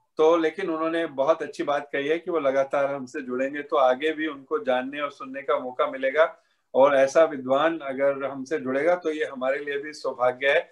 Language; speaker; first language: Hindi; native; Hindi